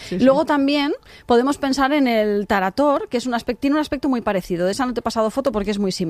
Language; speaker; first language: Spanish; native; Spanish